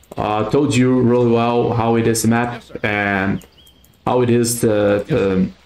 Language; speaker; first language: English; non-native, fluent; Portuguese